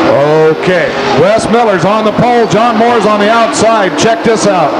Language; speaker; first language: English; native; English